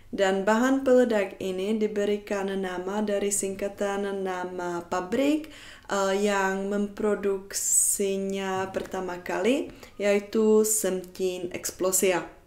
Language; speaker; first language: Indonesian; non-native, fluent; Czech